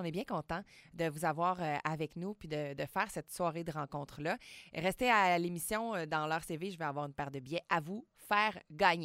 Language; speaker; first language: French; native; French